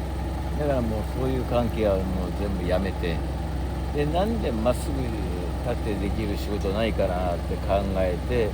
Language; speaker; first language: Japanese; native; Japanese